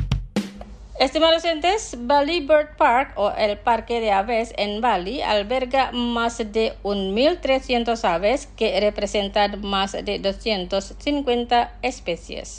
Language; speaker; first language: Spanish; non-native, fluent; Indonesian